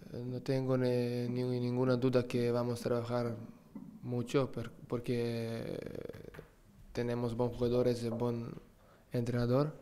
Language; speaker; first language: Spanish; non-native, learner; Serbian